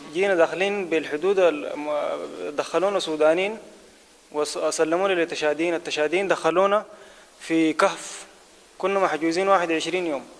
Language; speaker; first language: Arabic; native; Arabic